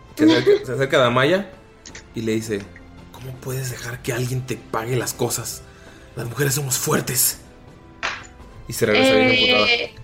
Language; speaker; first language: Spanish; native; Spanish